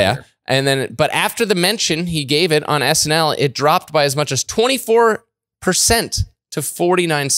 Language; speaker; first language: English; native; English